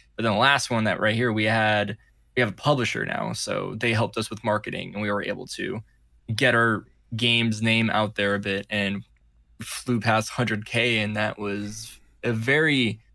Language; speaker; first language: English; native; English